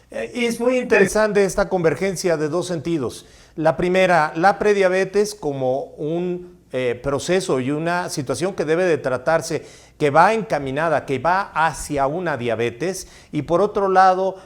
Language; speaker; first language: Spanish; native; Spanish